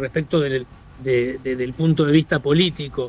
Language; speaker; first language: Spanish; native; Spanish